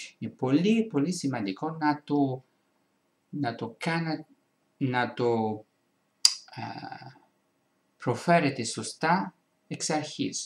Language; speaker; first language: Greek; non-native, fluent; Italian